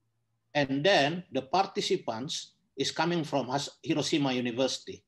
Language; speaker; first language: English; non-native, learner; Indonesian